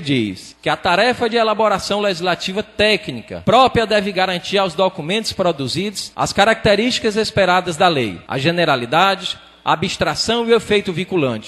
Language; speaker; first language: Portuguese; native; Portuguese